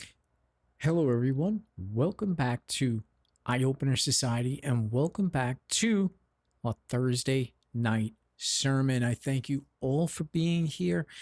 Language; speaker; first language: English; native; English